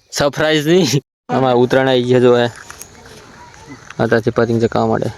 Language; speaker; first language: Hindi; non-native, local second language; Gujarati